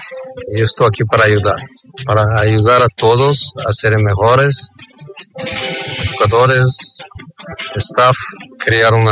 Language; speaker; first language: Spanish; non-native, fluent; Portuguese